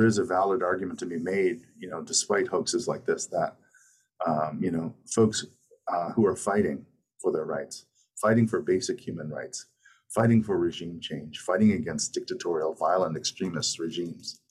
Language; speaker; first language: English; native; English